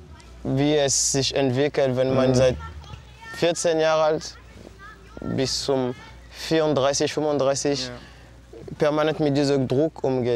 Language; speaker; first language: German; non-native, fluent; French